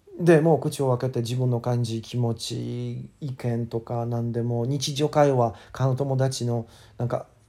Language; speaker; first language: Japanese; non-native, learner; English